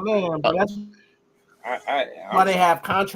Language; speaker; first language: English; native; English